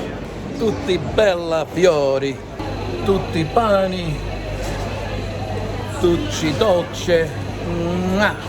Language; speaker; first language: Italian; non-native, learner; English